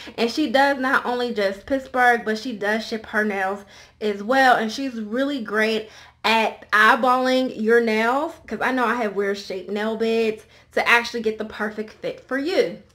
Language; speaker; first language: English; native; English